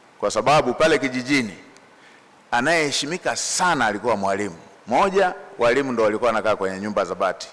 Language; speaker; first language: Swahili; non-native, local second language; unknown